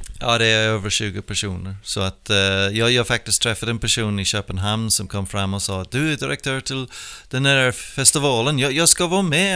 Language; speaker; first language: Swedish; non-native, fluent; English